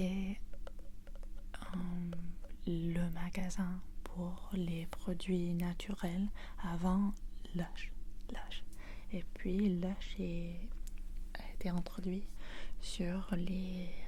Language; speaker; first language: French; non-native, fluent; English